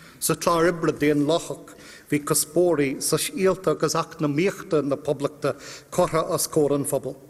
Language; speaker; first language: Irish; non-native, local second language; English